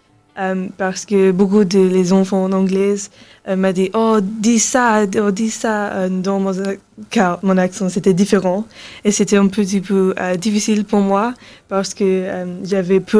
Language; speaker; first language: French; non-native, learner; English